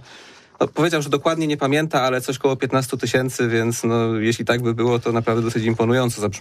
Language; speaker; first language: Polish; native; Polish